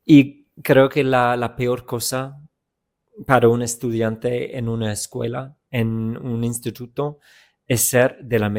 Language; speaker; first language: Spanish; non-native, fluent; English